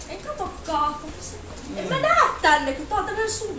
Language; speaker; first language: Finnish; native; Finnish